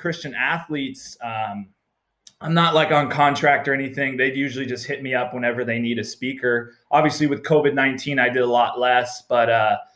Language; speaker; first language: English; native; English